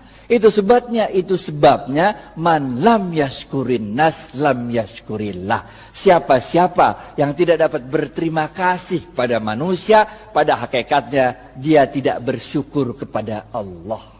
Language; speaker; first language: Indonesian; native; Indonesian